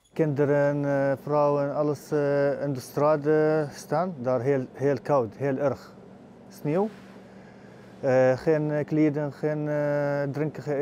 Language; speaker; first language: Dutch; non-native, learner; Arabic